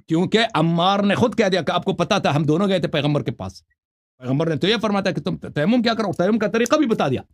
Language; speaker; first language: Urdu; non-native, fluent; Persian